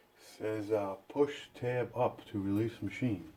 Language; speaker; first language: English; native; English